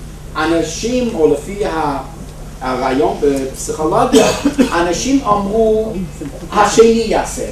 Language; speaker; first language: Hebrew; non-native, fluent; English